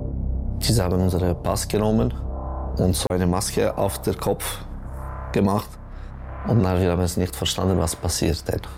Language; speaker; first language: German; non-native, local second language; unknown